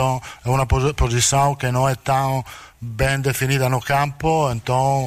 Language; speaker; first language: Portuguese; non-native, learner; Italian